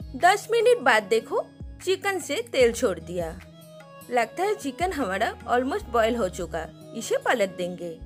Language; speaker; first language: Hindi; non-native, local second language; Bangla